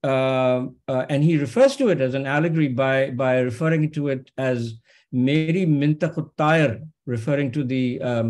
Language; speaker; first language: English; non-native, local second language; Urdu